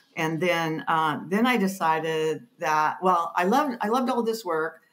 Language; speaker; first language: English; native; English